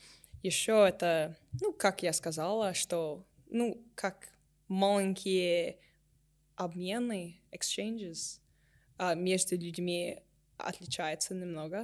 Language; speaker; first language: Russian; non-native, learner; English